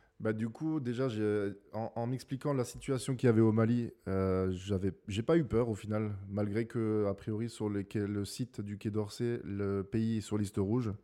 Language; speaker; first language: French; native; French